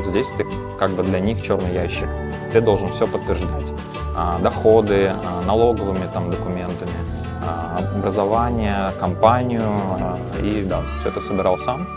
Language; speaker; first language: Russian; native; Russian